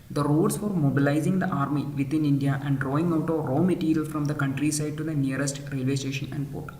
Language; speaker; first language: English; non-native, local second language; Malayalam